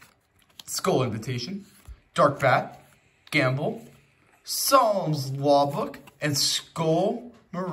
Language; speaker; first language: English; native; English